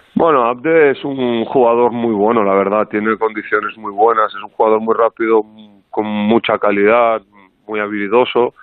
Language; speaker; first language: Spanish; non-native, fluent; Arabic